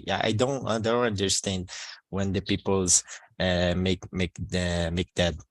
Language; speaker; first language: English; non-native, learner; Portuguese